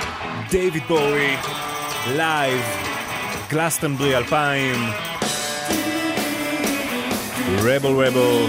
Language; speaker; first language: Hebrew; native; Hebrew